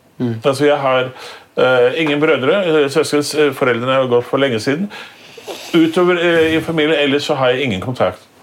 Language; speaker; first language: Norwegian; native; Norwegian